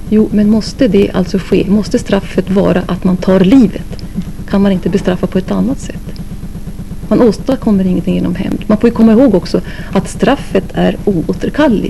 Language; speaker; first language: Swedish; native; Swedish